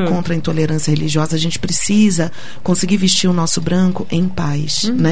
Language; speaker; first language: Portuguese; native; Portuguese